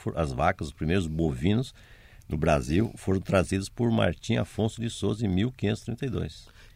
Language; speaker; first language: Portuguese; native; Portuguese